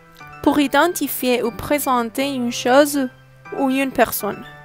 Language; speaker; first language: French; non-native, learner; Spanish